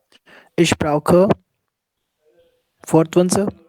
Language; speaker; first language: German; non-native, learner; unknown